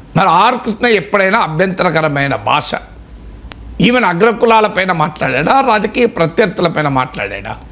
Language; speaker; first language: Telugu; native; Telugu